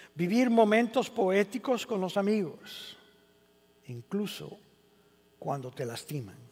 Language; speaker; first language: Spanish; early bilingual, heritage; Spanish